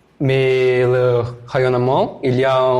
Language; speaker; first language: French; non-native, learner; Portuguese